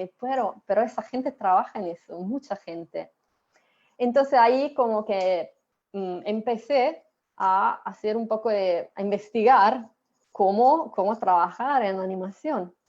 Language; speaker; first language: Spanish; non-native, fluent; Italian